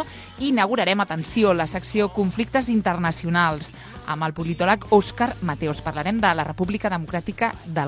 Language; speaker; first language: Catalan; native; Catalan